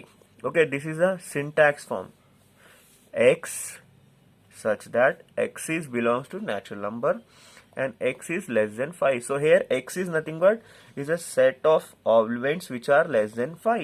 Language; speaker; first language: English; non-native, local second language; Telugu